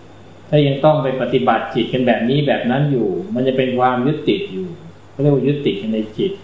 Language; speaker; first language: Thai; native; Thai